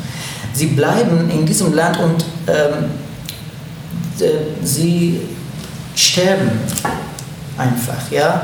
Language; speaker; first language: German; non-native, learner; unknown